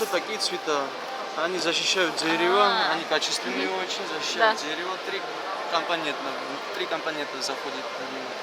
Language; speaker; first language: Russian; non-native, fluent; Georgian